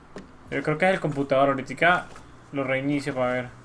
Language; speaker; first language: Spanish; native; Spanish